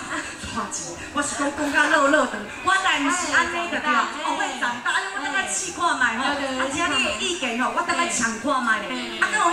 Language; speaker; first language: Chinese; native; Chinese